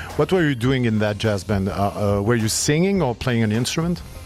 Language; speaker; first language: English; non-native, fluent; French